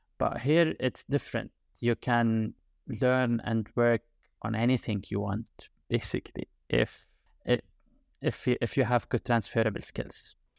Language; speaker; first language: English; non-native, fluent; Arabic